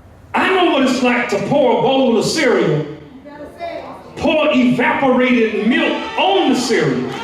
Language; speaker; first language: English; native; English